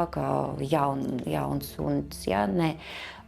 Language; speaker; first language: Latvian; non-native, local second language; Russian